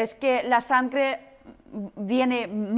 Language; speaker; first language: Spanish; non-native, learner; Russian